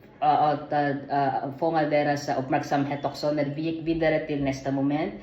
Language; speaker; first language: Swedish; non-native, learner; Filipino